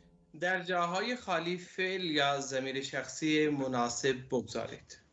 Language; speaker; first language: Persian; non-native, fluent; Urdu